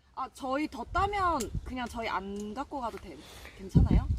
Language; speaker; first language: Korean; non-native, fluent; Uzbek